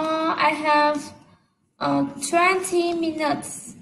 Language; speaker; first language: English; non-native, learner; Vietnamese